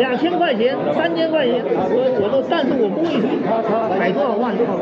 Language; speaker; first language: Chinese; native; Chinese